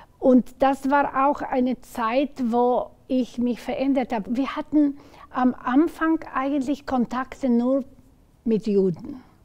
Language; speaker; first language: German; non-native, fluent; Slovak